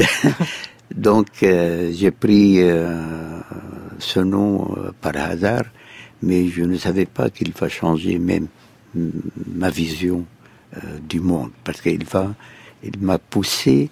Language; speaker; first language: French; non-native, fluent; Arabic